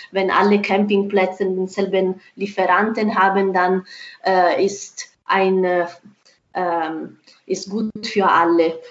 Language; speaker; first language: German; non-native, fluent; Italian